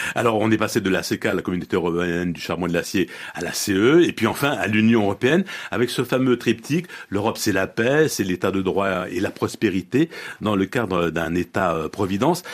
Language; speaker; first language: French; native; French